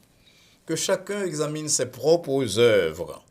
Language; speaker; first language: French; non-native, local second language; Haitian Creole